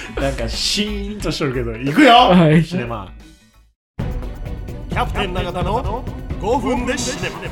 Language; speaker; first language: Japanese; native; Japanese